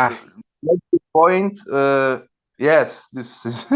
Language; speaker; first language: English; non-native, learner; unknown